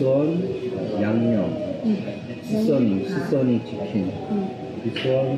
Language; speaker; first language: English; non-native, learner; Korean